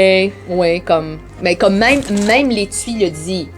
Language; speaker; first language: French; native; French